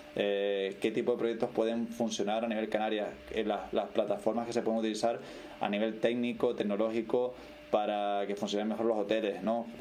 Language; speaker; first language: Spanish; native; Spanish